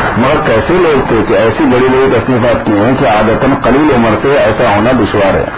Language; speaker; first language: Urdu; native; Urdu